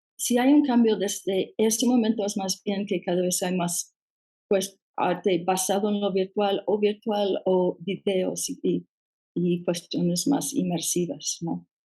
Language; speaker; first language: Spanish; non-native, fluent; English